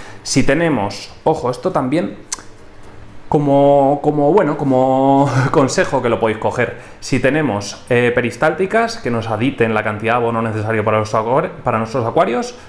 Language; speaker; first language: Spanish; native; Spanish